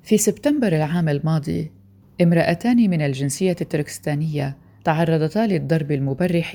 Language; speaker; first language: Arabic; native; Arabic